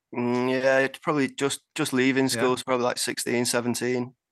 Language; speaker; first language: English; native; English